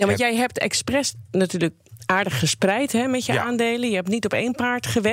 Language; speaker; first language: Dutch; native; Dutch